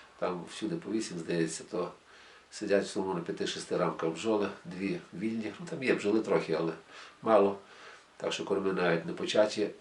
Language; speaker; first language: Ukrainian; native; Ukrainian